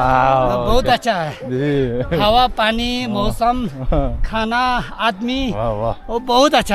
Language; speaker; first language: Hindi; non-native, fluent; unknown